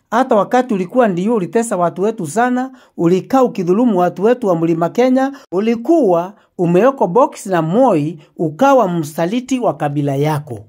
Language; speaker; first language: Swahili; non-native, local second language; Meru